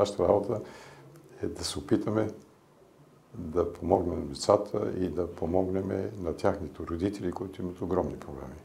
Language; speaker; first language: Bulgarian; early bilingual, heritage; Bulgarian